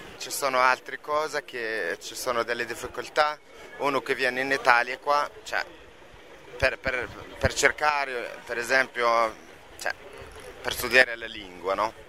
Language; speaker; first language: Italian; non-native, learner; Arabic